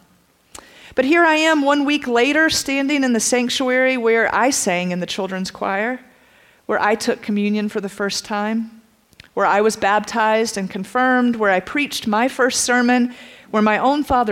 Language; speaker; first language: English; native; English